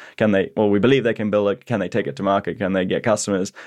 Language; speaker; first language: English; native; English